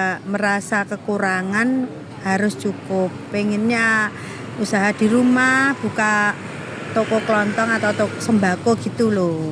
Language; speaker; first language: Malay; non-native, local second language; Javanese